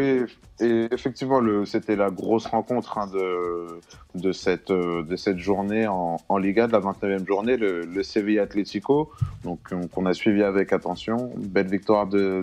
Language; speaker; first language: French; native; French